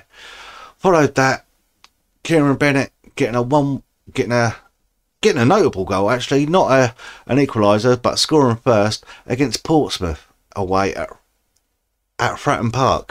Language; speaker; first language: English; native; English